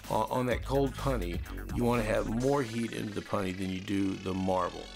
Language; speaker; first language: English; native; English